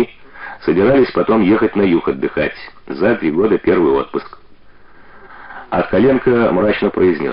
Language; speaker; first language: Russian; native; Russian